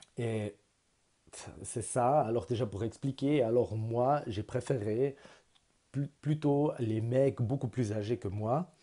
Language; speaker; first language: French; non-native, local second language; German